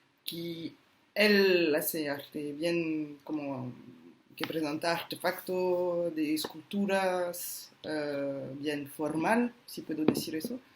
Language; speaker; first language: Spanish; non-native, fluent; French